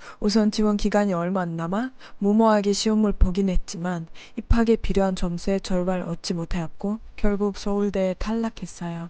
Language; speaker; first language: Korean; non-native, fluent; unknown